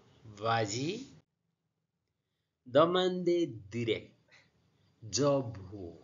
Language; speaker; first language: French; non-native, learner; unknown